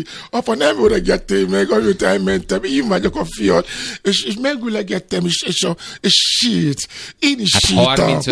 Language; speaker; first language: Hungarian; non-native, fluent; Yoruba